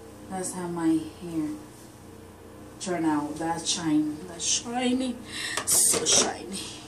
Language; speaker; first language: English; non-native, learner; Spanish